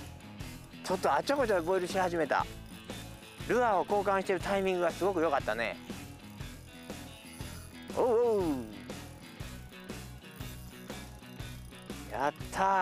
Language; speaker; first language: Japanese; native; Japanese